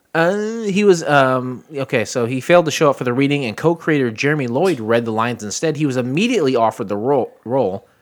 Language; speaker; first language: English; native; English